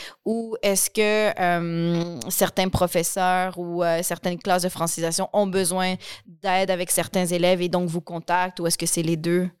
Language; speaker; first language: French; native; French